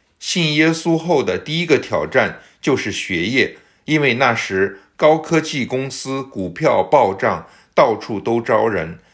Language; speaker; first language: Chinese; native; Chinese